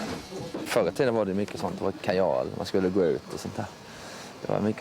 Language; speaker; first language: Swedish; native; Swedish